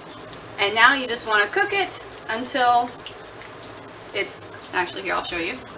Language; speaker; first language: English; native; English